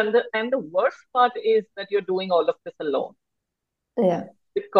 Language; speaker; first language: English; non-native, local second language; Hindi